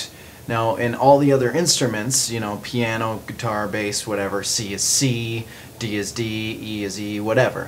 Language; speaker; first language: English; native; English